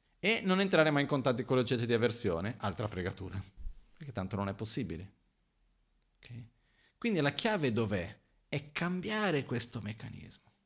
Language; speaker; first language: Italian; non-native, fluent; Portuguese